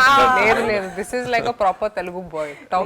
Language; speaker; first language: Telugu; non-native, fluent; Hindi